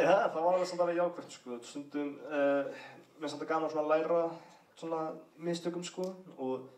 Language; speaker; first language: Icelandic; early bilingual, heritage; English